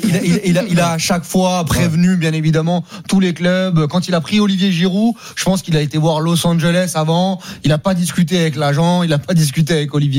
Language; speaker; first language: French; native; French